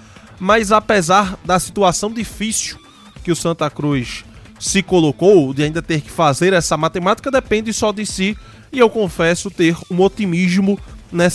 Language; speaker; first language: Portuguese; native; Portuguese